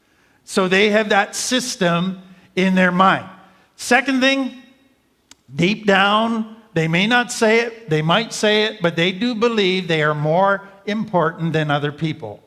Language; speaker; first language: English; native; English